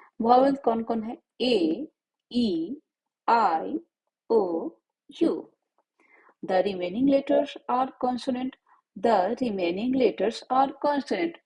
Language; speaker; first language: Hindi; native; Hindi